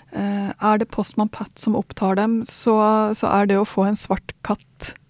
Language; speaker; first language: Norwegian; non-native, fluent; Swedish